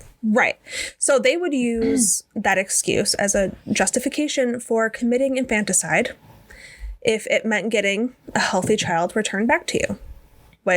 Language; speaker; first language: English; native; English